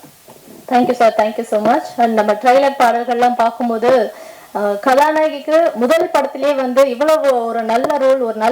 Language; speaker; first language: Tamil; native; Tamil